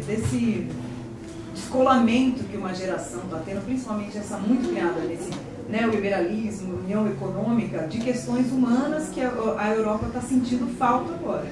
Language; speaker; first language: Portuguese; native; Portuguese